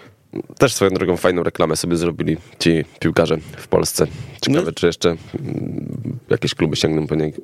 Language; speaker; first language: Polish; native; Polish